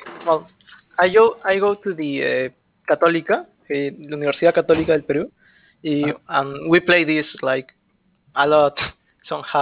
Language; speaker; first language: English; non-native, fluent; Spanish